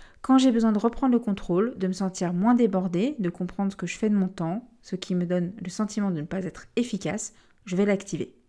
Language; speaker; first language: French; native; French